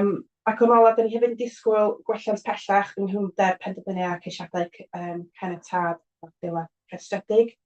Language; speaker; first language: Welsh; native; Welsh